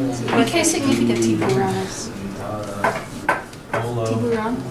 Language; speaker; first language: Spanish; non-native, fluent; English